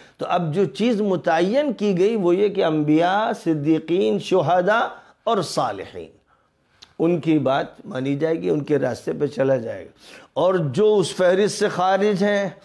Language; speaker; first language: Urdu; native; Urdu